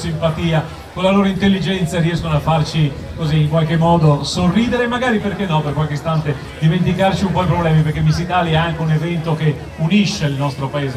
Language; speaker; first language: Italian; native; Italian